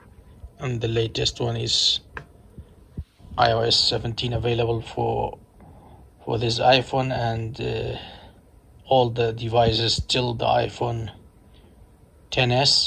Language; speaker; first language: English; non-native, fluent; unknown